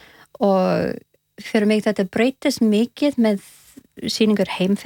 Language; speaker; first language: Icelandic; non-native, learner; English